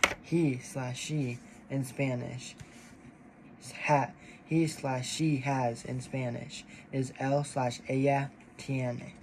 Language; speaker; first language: Spanish; non-native, learner; English